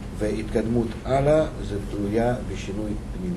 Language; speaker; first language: Hebrew; non-native, fluent; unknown